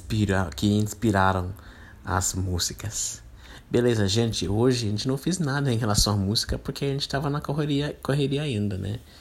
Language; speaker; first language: Portuguese; non-native, fluent; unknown